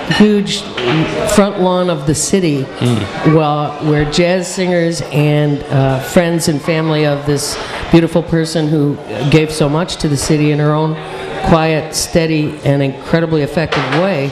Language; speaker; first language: English; native; English